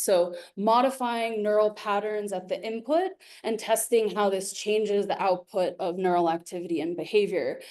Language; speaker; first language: English; native; English